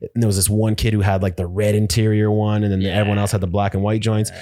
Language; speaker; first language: English; native; English